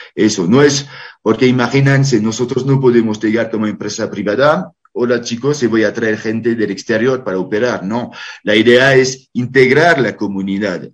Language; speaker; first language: Spanish; non-native, fluent; French